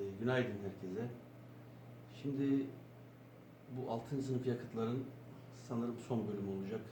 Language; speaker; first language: Turkish; native; Turkish